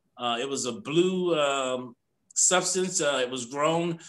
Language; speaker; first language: English; native; English